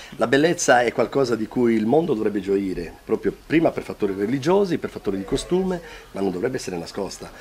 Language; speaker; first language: Italian; native; Italian